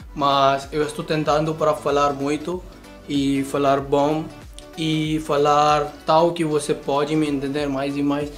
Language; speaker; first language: Portuguese; non-native, learner; Hindi